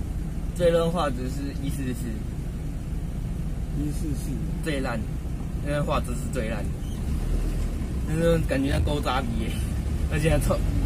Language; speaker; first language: Chinese; native; Chinese